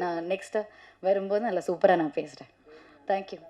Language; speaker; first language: Tamil; non-native, learner; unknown